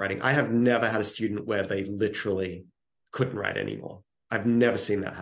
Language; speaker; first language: English; native; English